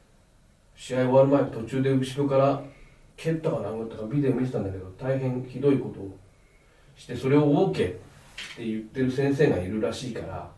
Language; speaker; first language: Japanese; native; Japanese